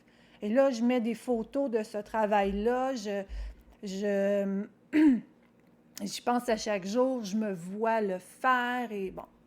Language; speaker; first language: French; native; French